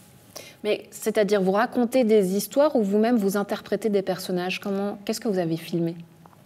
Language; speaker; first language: French; native; French